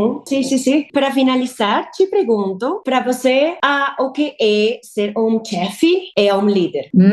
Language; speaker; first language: Portuguese; non-native, learner; Spanish